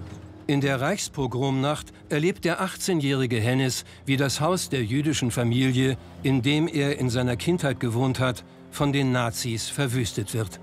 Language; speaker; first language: German; native; German